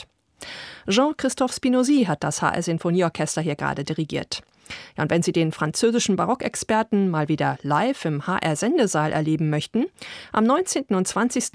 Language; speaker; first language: German; native; German